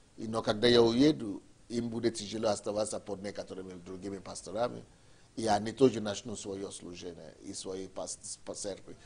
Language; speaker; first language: Russian; non-native, fluent; Yoruba